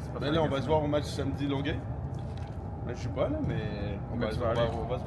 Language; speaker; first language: French; native; French